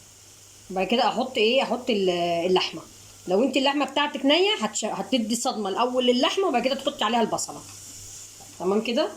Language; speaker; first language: Arabic; native; Arabic